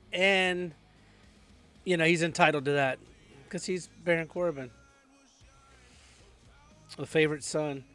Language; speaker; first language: English; native; English